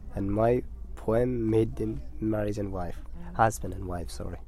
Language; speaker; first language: English; non-native, learner; Persian